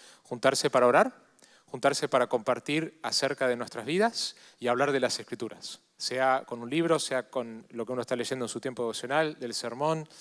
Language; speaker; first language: Spanish; native; Spanish